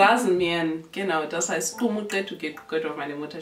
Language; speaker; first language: German; non-native, local second language; North Ndebele